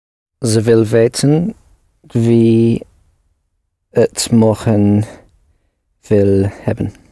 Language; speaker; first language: Dutch; non-native, learner; English